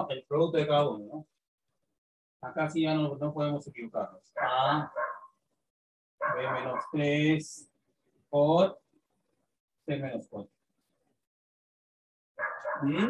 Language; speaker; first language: Spanish; native; Spanish